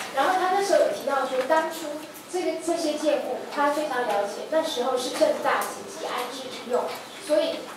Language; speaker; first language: Chinese; native; Chinese